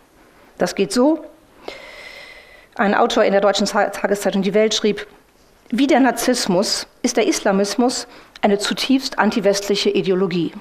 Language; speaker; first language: German; native; German